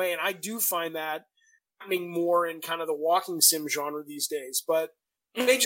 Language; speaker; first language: English; native; English